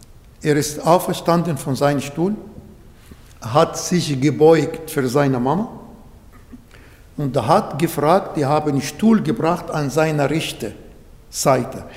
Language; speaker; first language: German; non-native, learner; Arabic